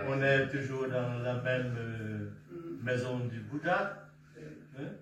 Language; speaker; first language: French; non-native, fluent; Vietnamese